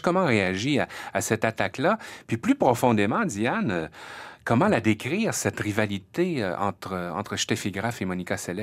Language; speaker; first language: French; native; French